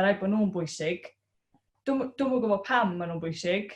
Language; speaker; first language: Welsh; native; Welsh